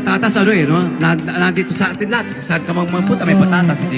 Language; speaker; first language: Filipino; native; Filipino